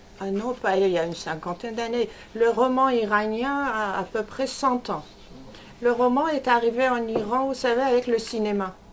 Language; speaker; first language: French; non-native, fluent; Persian